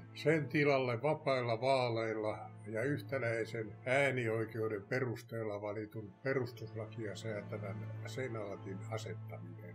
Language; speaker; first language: Finnish; native; Finnish